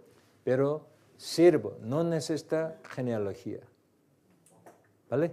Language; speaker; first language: Spanish; non-native, learner; Korean